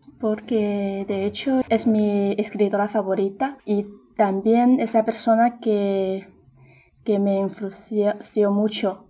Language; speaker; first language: Spanish; non-native, fluent; Chinese